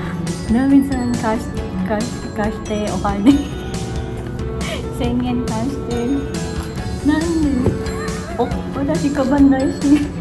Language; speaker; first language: Japanese; non-native, learner; Filipino